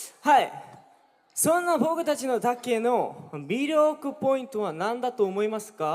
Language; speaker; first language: Japanese; non-native, learner; Korean